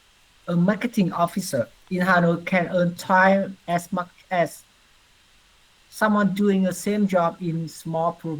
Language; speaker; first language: English; non-native, learner; Vietnamese